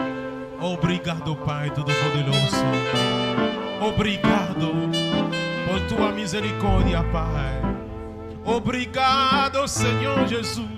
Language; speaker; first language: Portuguese; non-native, learner; Haitian Creole